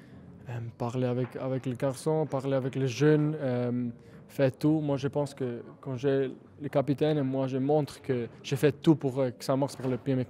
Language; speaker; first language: French; non-native, learner; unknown